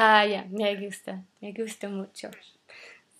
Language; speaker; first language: Spanish; non-native, learner; English